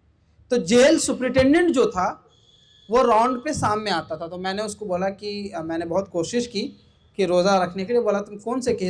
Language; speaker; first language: Hindi; native; Hindi